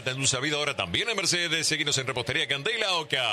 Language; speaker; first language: Spanish; native; Spanish